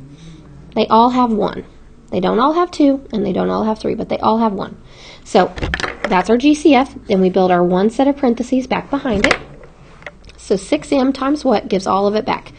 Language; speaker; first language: English; native; English